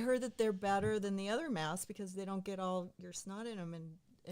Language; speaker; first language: English; native; English